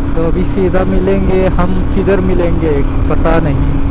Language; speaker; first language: Hindi; non-native, local second language; Marathi